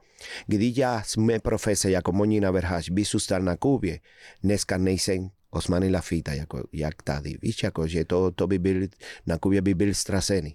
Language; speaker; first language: Czech; non-native, fluent; Spanish